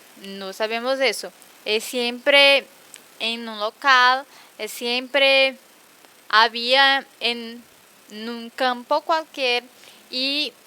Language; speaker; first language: Spanish; non-native, fluent; Portuguese